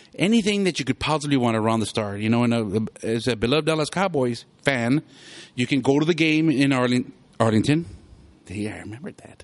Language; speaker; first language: English; early bilingual, other home language; Spanish